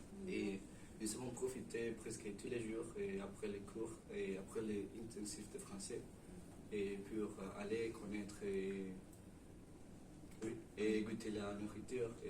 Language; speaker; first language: French; non-native, learner; Spanish